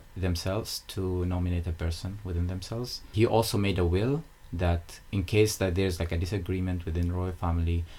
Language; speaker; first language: English; non-native, fluent; Arabic